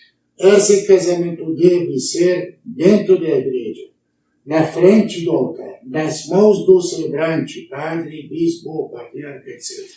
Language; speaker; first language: Portuguese; non-native, learner; Arabic